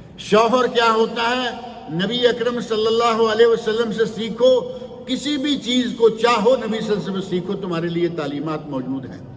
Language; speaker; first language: Urdu; native; Urdu